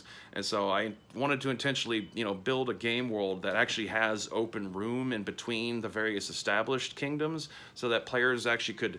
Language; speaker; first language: English; native; English